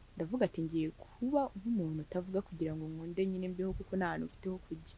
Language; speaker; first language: Kinyarwanda; native; Kinyarwanda